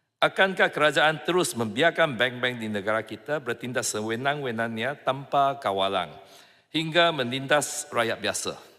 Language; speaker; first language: Malay; non-native, local second language; Chinese